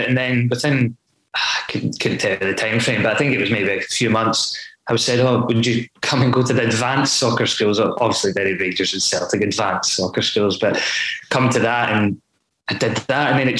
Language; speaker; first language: English; native; English